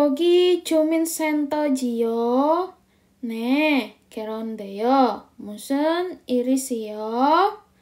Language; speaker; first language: Korean; non-native, learner; Indonesian